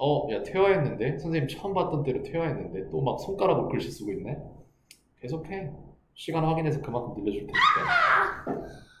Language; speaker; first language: Korean; native; Korean